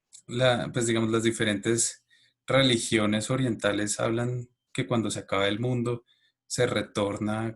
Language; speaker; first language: Spanish; native; Spanish